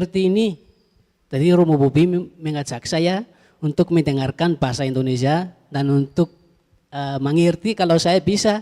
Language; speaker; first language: Indonesian; non-native, learner; Malagasy